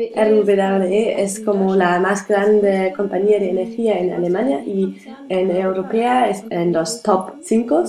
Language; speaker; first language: Spanish; non-native, learner; German